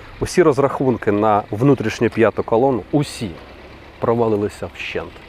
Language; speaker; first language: Ukrainian; non-native, local second language; Russian